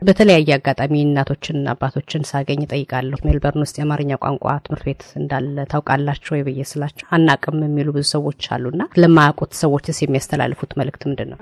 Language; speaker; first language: Amharic; native; Amharic